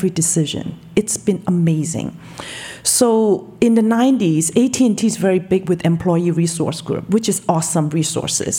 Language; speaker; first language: English; non-native, local second language; Cantonese